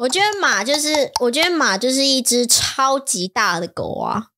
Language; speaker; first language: Chinese; native; Chinese